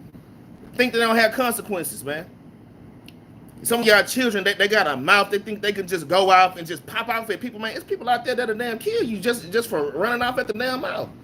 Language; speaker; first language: English; native; English